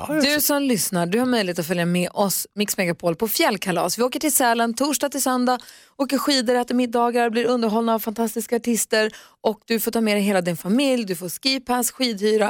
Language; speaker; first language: Swedish; native; Swedish